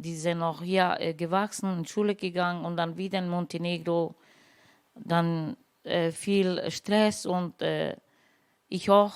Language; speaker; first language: German; non-native, learner; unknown